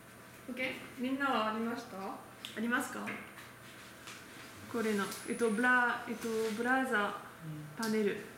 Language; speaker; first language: Japanese; non-native, learner; French